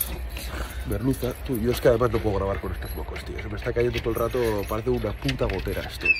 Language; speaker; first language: Spanish; native; Spanish